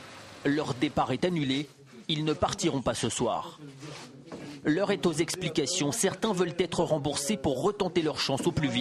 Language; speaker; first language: French; native; French